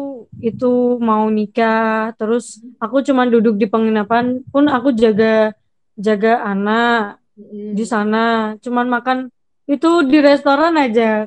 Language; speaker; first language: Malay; non-native, local second language; Javanese